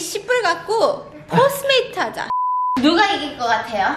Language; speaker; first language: Korean; early bilingual, heritage; English